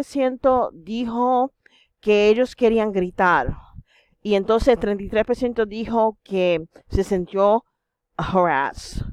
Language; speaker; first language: Spanish; non-native, fluent; English